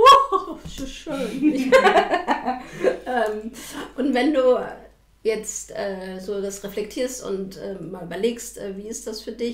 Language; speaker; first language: German; native; German